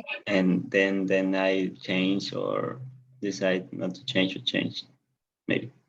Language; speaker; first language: English; non-native, learner; Spanish